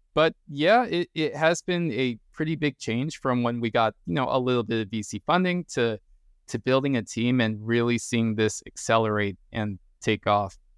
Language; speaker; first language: English; native; English